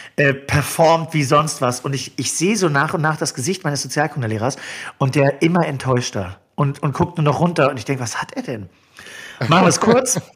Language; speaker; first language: German; native; German